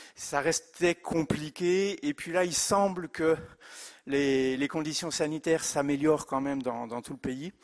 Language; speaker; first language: French; native; French